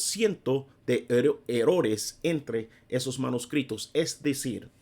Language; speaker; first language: Spanish; non-native, fluent; English